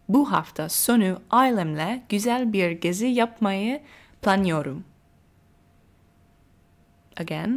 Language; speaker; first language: Turkish; non-native, learner; English